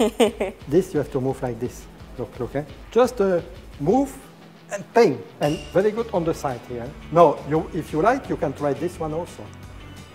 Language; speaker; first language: English; non-native, learner; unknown